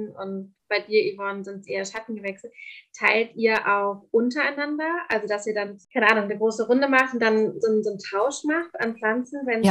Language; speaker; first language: German; native; German